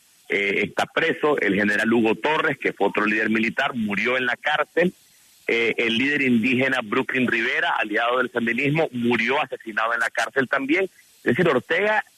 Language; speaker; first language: Spanish; native; Spanish